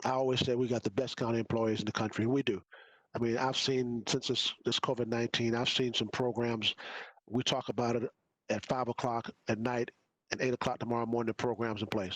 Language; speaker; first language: English; native; English